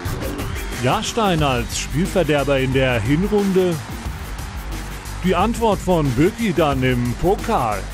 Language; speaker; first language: German; native; German